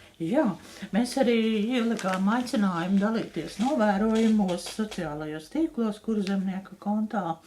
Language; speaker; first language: Latvian; native; Latvian